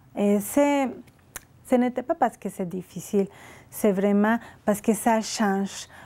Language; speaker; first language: French; non-native, fluent; Spanish